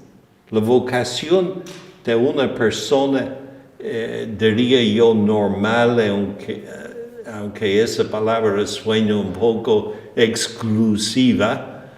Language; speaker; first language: Spanish; non-native, fluent; English